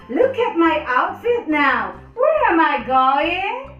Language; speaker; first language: English; non-native, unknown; Indonesian